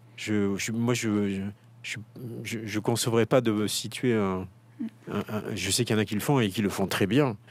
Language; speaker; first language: French; native; French